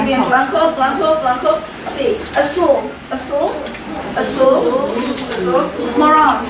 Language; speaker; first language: Spanish; non-native, learner; Chinese